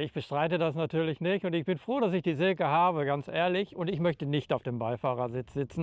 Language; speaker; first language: German; native; German